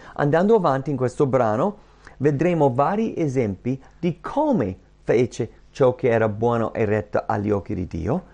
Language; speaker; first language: Italian; non-native, fluent; English